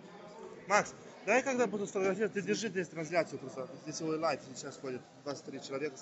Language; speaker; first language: Russian; non-native, fluent; Italian